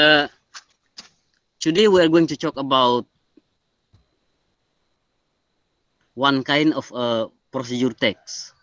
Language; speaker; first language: English; non-native, learner; Indonesian